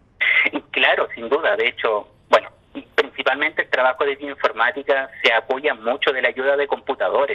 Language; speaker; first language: Spanish; native; Spanish